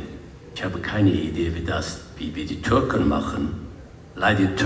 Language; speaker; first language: German; non-native, learner; Kurdish